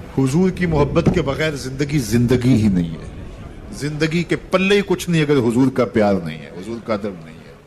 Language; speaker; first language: Urdu; non-native, local second language; Punjabi